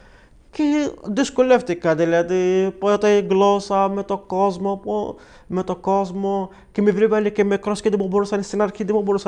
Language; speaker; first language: Greek; non-native, fluent; Arabic